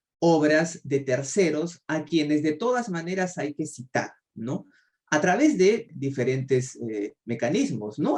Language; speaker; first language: Spanish; native; Spanish